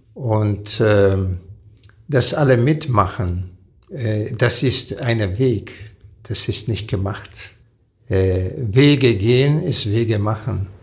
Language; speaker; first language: German; early bilingual, other home language; Portuguese